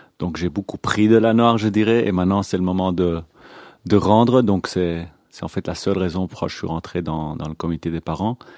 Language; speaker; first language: French; non-native, local second language; Hebrew